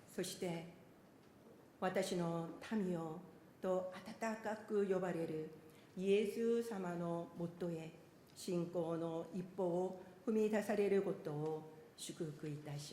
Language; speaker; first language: Japanese; non-native, fluent; Korean